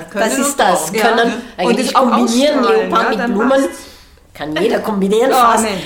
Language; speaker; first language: German; non-native, fluent; French